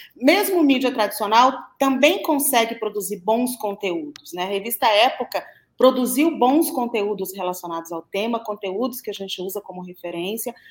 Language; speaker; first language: Portuguese; native; Portuguese